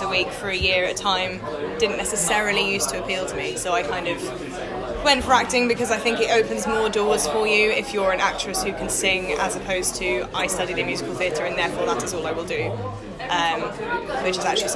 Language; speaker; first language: English; native; English